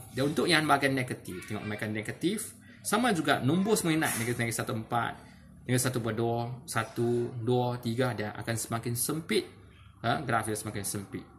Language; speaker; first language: Malay; non-native, local second language; Chinese